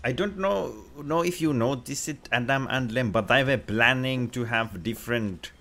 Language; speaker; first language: English; non-native, fluent; Finnish